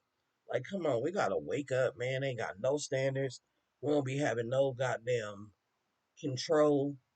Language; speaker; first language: English; native; English